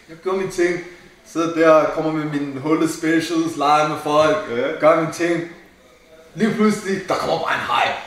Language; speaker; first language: Danish; early bilingual, other home language; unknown